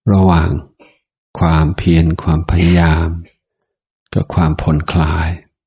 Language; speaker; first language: Thai; non-native, fluent; English